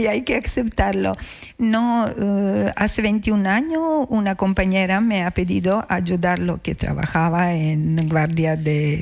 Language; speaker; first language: Spanish; non-native, learner; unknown